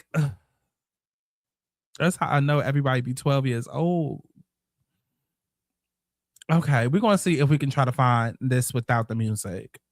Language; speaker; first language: English; native; English